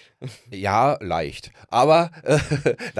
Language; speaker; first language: German; native; German